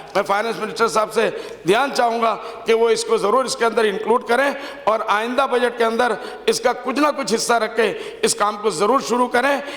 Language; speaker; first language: Hindi; non-native, local second language; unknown